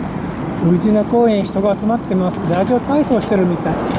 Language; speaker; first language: Japanese; native; Japanese